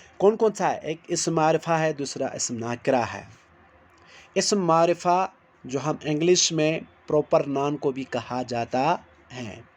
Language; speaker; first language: Urdu; non-native, local second language; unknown